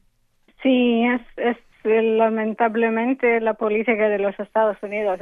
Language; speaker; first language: Spanish; non-native, fluent; English